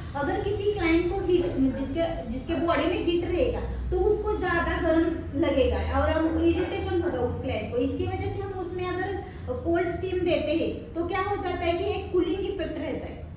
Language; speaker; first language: Hindi; non-native, local second language; Marathi